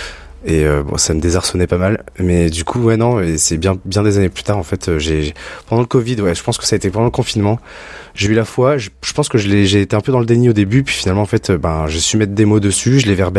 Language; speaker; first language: French; native; French